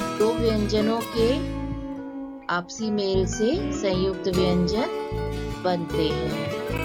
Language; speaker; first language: Hindi; native; Hindi